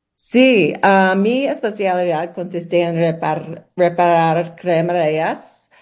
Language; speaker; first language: Spanish; non-native, learner; English